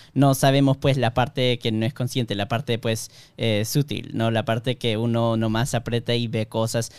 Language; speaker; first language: Spanish; early bilingual, heritage; Spanish